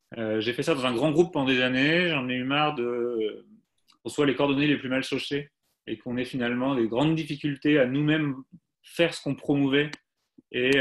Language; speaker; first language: French; native; French